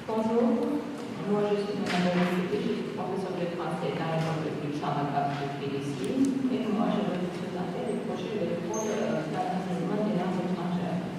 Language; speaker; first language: French; non-native, fluent; Georgian